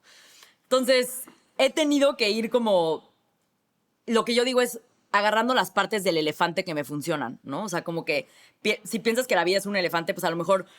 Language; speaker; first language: Spanish; native; Spanish